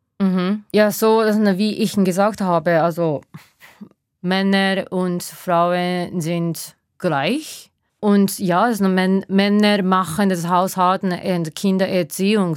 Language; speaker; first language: German; non-native, fluent; Japanese